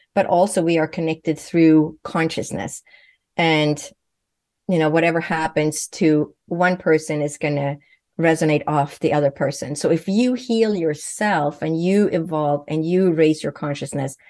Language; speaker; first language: English; non-native, fluent; Swedish